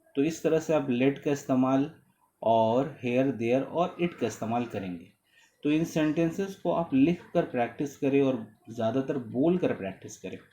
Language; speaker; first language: Hindi; native; Hindi